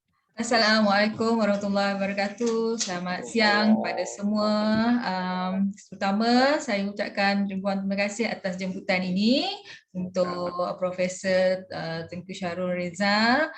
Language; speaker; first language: Malay; native; Malay